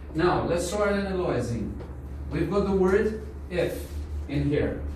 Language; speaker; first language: English; non-native, fluent; Albanian